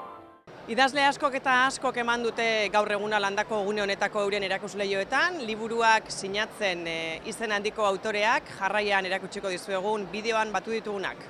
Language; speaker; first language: Basque; native; Basque